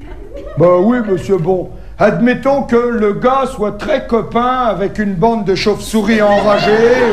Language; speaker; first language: French; native; French